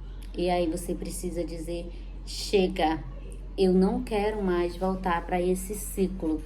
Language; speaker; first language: Portuguese; native; Portuguese